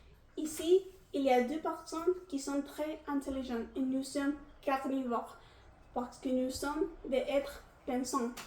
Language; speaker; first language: French; non-native, learner; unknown